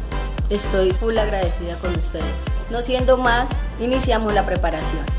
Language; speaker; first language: Spanish; native; Spanish